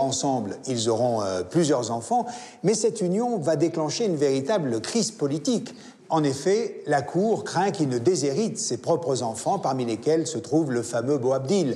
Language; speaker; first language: French; native; French